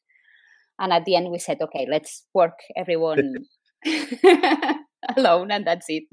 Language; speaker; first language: English; non-native, fluent; Spanish